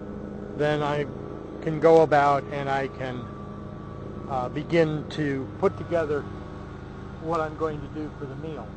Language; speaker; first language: English; native; English